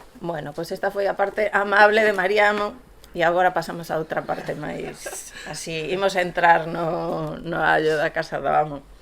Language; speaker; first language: Galician; native; Galician